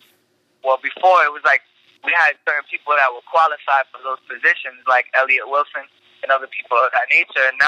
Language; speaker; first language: English; native; English